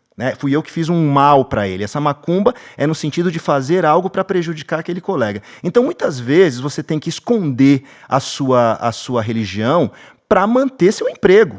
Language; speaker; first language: Portuguese; native; Portuguese